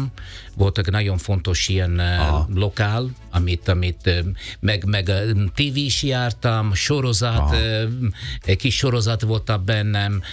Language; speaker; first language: Hungarian; non-native, learner; Italian